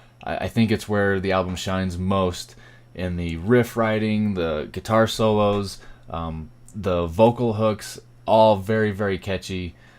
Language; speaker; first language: English; native; English